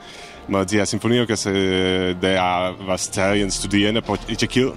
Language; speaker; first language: Danish; non-native, fluent; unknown